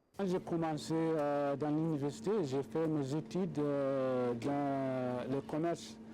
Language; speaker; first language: French; non-native, learner; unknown